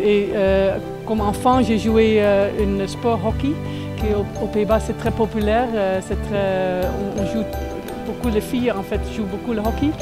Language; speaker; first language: French; non-native, fluent; Dutch